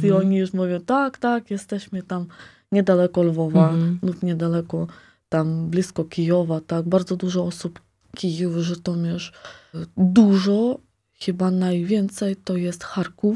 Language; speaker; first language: Polish; non-native, local second language; Ukrainian